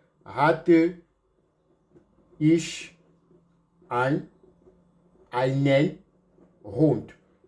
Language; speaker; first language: German; non-native, fluent; French